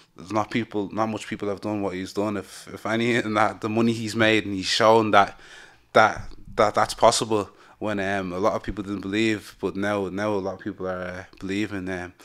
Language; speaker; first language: English; native; English